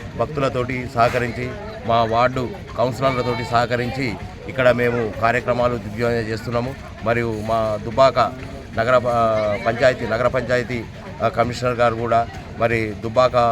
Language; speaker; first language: Telugu; native; Telugu